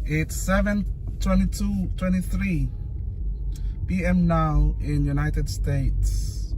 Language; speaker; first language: English; non-native, local second language; Filipino